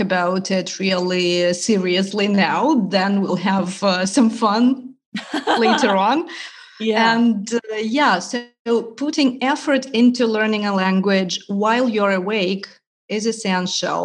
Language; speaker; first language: English; non-native, fluent; Russian